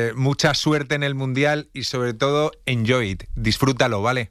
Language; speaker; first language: Spanish; native; Spanish